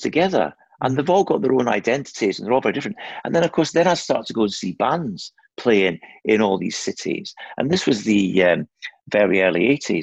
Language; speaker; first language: English; native; English